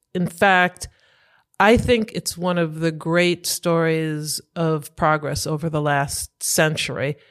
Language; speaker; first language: English; native; English